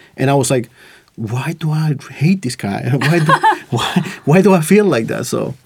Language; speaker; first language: English; non-native, fluent; Spanish